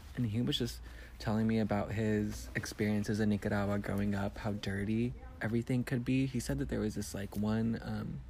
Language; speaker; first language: English; early bilingual, other home language; Spanish